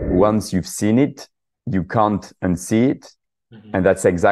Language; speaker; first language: English; non-native, fluent; French